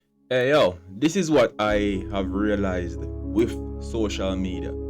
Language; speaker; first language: English; non-native, local second language; Jamaican Creole English